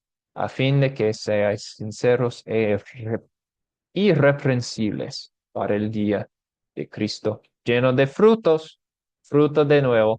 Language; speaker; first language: Spanish; non-native, fluent; English